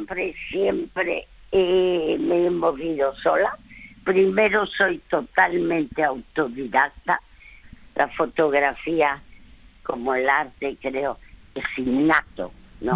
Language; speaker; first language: Spanish; early bilingual, other home language; French